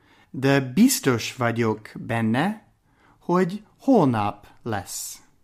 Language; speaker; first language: Hungarian; non-native, learner; English